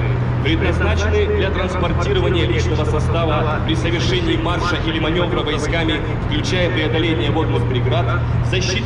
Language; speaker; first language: Russian; native; Russian